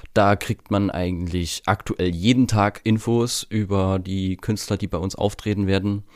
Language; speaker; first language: German; native; German